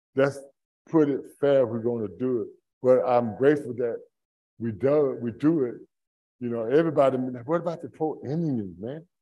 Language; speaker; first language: English; native; English